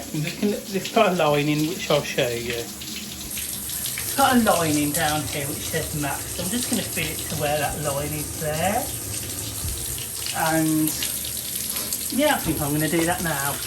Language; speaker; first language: English; native; English